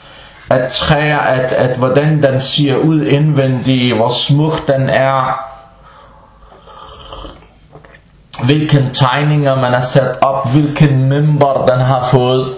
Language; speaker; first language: Danish; non-native, fluent; Arabic